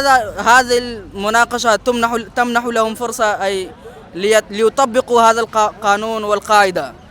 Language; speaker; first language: Arabic; non-native, fluent; Urdu